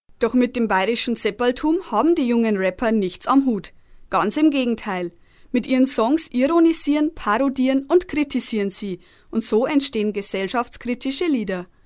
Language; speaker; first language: German; native; German